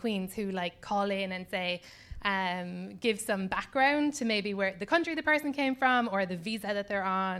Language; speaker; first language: English; native; English